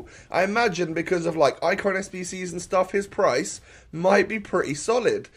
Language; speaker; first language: English; native; English